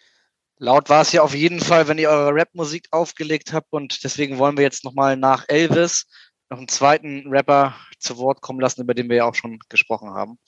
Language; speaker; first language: German; native; German